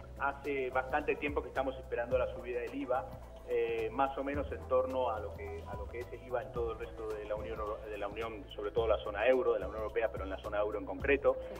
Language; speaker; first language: Spanish; native; Spanish